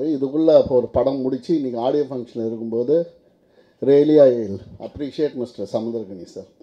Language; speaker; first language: Tamil; native; Tamil